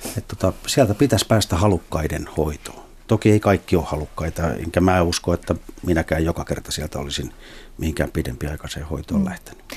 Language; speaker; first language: Finnish; native; Finnish